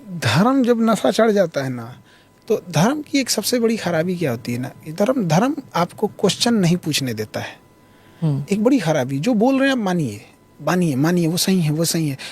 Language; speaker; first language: Hindi; native; Hindi